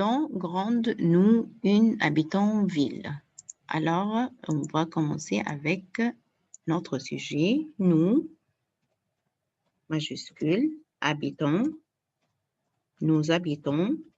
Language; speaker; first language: French; non-native, fluent; Arabic